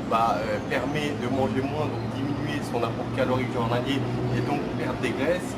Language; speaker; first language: French; native; French